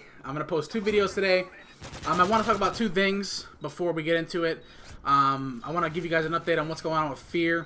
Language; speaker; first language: English; native; English